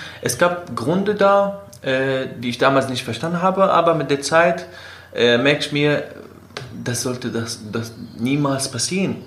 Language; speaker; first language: German; non-native, fluent; Kurdish